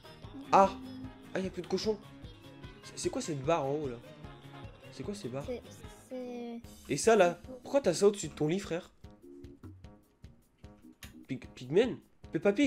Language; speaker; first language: French; native; French